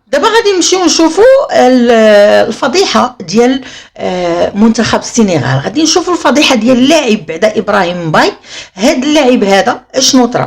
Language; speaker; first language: Arabic; native; Arabic